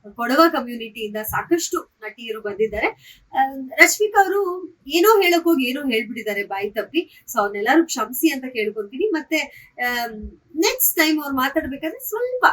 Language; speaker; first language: Kannada; non-native, local second language; Kodava